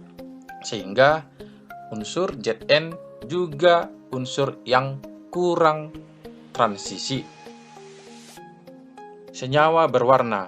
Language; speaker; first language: Indonesian; native; Indonesian